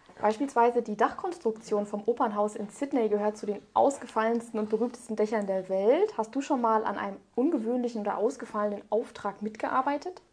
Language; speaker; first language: German; native; German